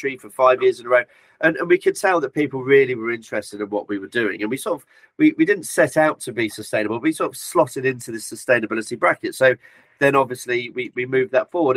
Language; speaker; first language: English; native; English